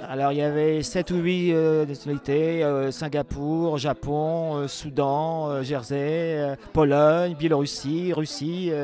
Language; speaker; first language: French; native; French